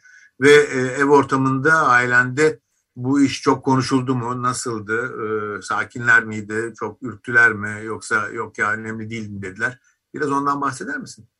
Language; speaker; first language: Turkish; native; Turkish